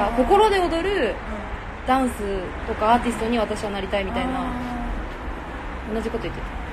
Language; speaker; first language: Japanese; native; Japanese